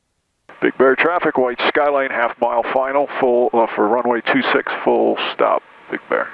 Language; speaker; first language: English; native; English